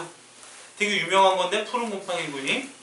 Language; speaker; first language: Korean; native; Korean